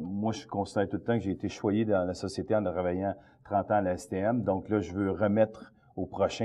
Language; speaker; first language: French; native; French